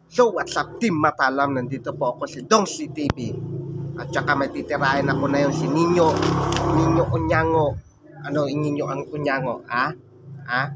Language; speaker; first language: Filipino; non-native, local second language; Cebuano